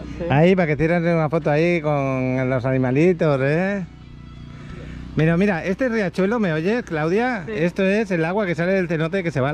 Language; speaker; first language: Spanish; native; Spanish